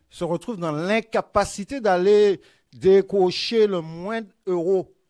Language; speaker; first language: French; native; French